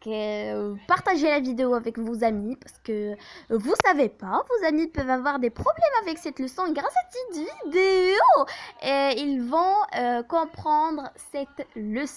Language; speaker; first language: French; non-native, local second language; Arabic